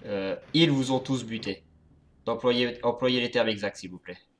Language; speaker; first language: French; native; French